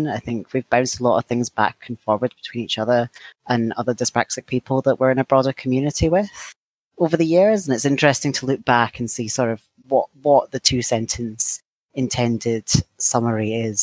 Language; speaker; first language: English; native; English